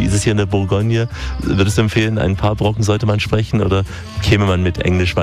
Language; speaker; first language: German; native; German